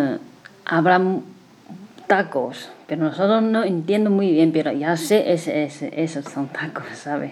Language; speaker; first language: Spanish; non-native, learner; Chinese